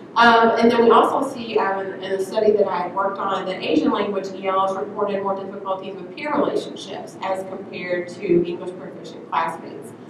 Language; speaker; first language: English; native; English